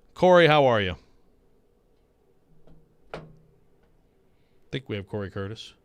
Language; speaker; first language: English; native; English